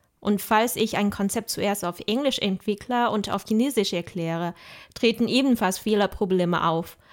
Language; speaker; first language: German; non-native, fluent; Chinese